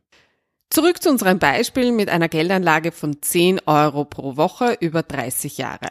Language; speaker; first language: German; native; German